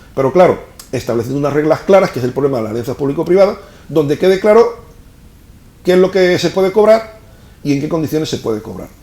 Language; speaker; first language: Spanish; native; Spanish